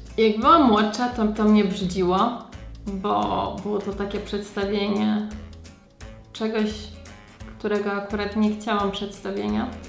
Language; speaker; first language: Polish; early bilingual, heritage; Polish